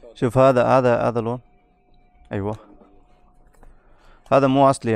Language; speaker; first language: Arabic; non-native, learner; Bangla